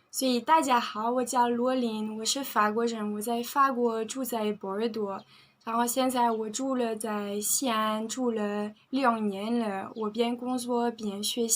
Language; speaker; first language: Chinese; non-native, fluent; French